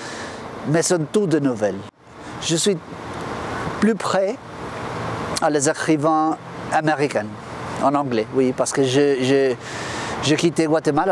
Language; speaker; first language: French; non-native, fluent; Spanish